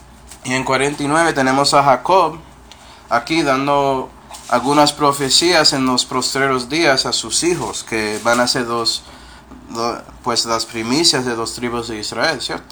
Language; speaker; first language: Spanish; non-native, fluent; English